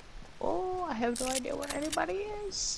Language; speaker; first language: English; native; English